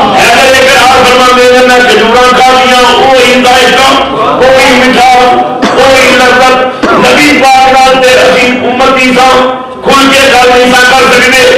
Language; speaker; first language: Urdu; non-native, local second language; Punjabi